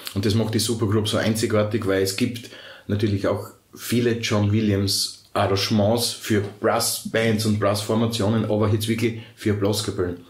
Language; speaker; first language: German; native; German